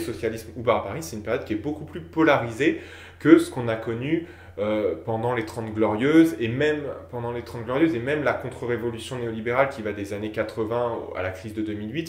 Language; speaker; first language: French; native; French